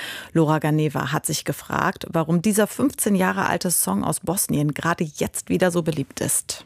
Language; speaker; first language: German; native; German